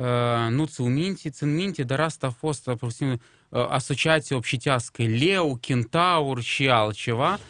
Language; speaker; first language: Romanian; non-native, local second language; Russian